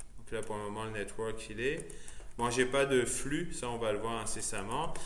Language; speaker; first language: French; native; French